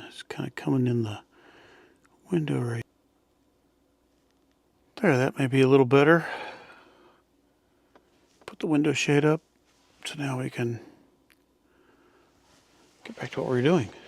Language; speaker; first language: English; native; English